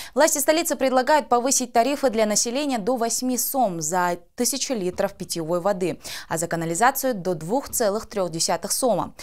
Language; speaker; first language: Russian; non-native, local second language; Kyrgyz